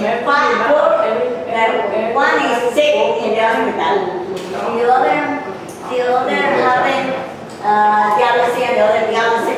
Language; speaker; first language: English; non-native, learner; Spanish